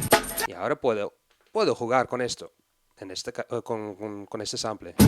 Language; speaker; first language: Spanish; non-native, fluent; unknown